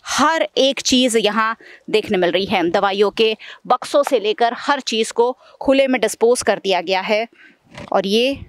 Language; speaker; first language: Hindi; non-native, local second language; Gujarati